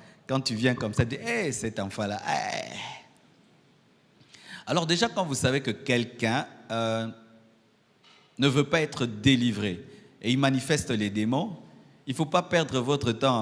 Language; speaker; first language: French; non-native, local second language; Lingala